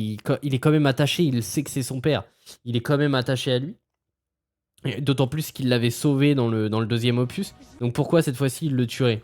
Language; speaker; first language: French; native; French